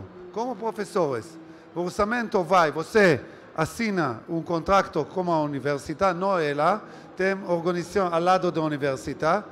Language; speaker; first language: Portuguese; non-native, learner; Hebrew